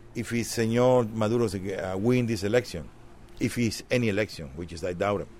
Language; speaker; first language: English; non-native, fluent; Spanish